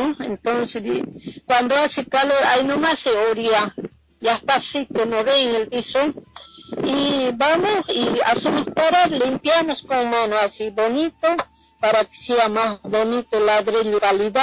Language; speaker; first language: Spanish; non-native, local second language; Quechua